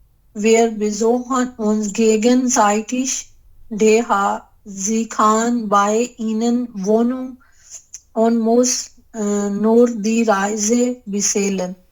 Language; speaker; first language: German; non-native, learner; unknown